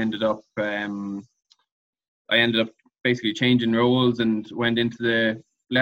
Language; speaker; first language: English; native; English